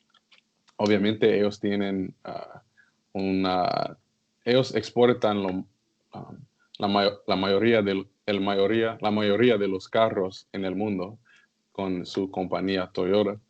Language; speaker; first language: Spanish; non-native, learner; English